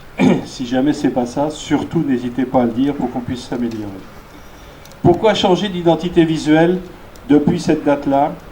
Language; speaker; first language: French; native; French